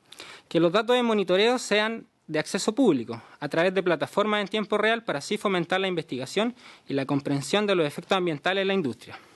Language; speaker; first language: Spanish; native; Spanish